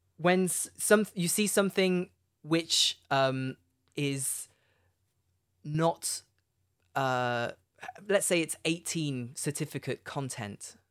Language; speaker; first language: English; native; English